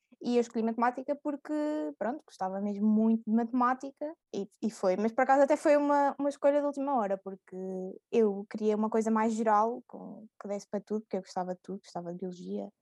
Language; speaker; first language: Portuguese; native; Portuguese